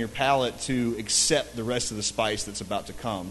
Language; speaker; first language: English; native; English